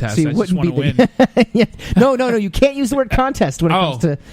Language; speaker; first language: English; native; English